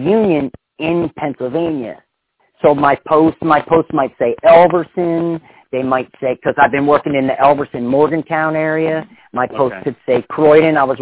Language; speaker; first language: English; native; English